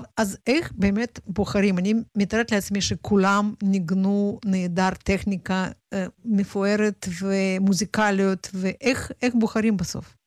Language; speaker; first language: Hebrew; non-native, fluent; Russian